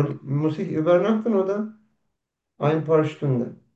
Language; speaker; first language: German; non-native, learner; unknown